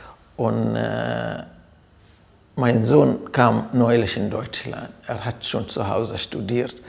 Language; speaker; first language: German; non-native, fluent; Arabic